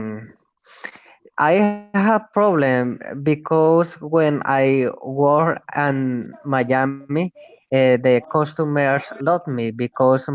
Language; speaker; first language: English; non-native, learner; Spanish